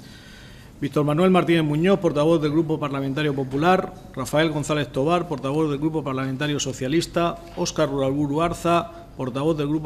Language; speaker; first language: Spanish; native; Spanish